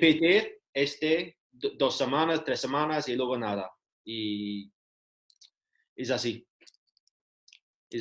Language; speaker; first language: Spanish; non-native, learner; English